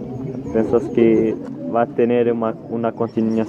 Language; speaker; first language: Spanish; non-native, learner; Portuguese